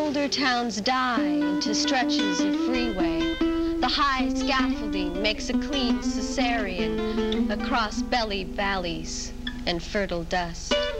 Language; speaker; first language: English; native; English